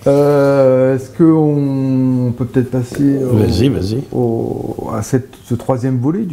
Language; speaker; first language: French; native; French